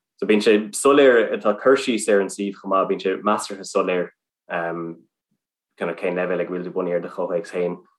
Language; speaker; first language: Irish; non-native, local second language; English